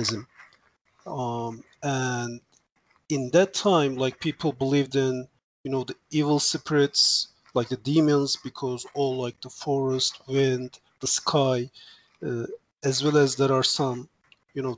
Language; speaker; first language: English; non-native, fluent; Turkish